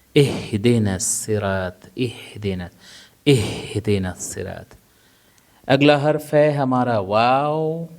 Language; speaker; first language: Urdu; native; Urdu